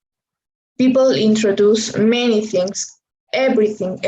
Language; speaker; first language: English; non-native, learner; Spanish